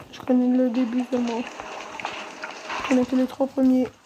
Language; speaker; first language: French; native; French